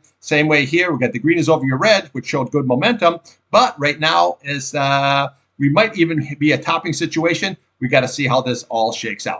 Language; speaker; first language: English; native; English